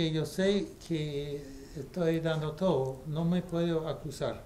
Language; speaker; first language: Spanish; non-native, fluent; English